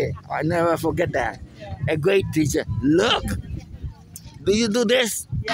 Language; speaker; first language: English; non-native, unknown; Spanish